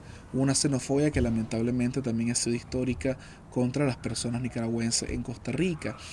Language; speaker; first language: Spanish; native; Spanish